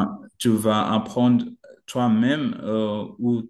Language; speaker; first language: French; non-native, learner; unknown